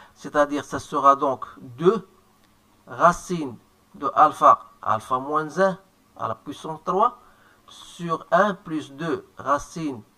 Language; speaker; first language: French; non-native, local second language; Arabic